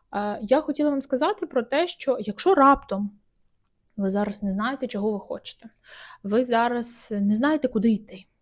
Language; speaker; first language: Ukrainian; native; Ukrainian